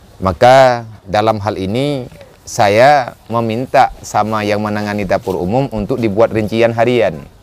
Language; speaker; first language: Indonesian; non-native, local second language; Achinese